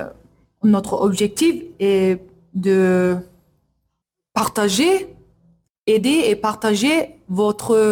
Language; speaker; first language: French; non-native, learner; English